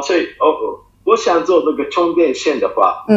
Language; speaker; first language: Chinese; non-native, fluent; Japanese